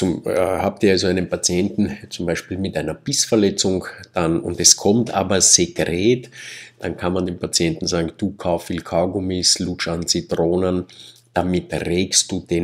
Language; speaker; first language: German; native; German